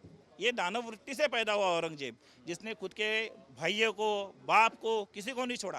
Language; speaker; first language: Hindi; native; Hindi